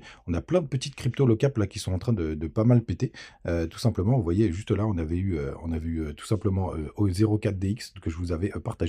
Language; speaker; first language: French; native; French